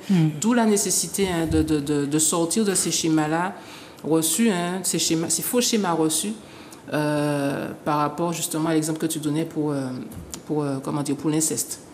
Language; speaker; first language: French; native; French